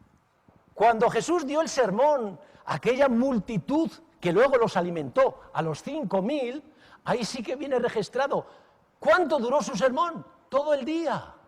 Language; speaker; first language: Spanish; native; Spanish